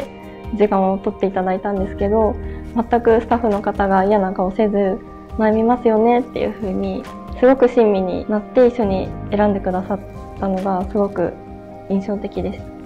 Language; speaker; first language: Japanese; native; Japanese